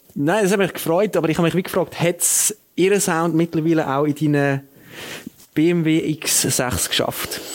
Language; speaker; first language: German; native; German